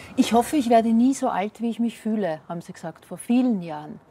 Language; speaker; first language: German; native; German